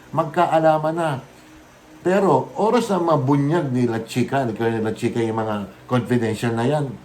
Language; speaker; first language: Filipino; non-native, local second language; Bikol